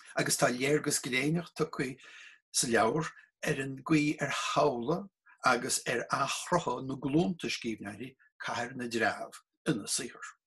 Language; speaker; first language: Irish; native; Irish